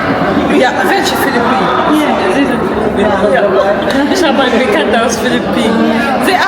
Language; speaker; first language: German; non-native, learner; Arabic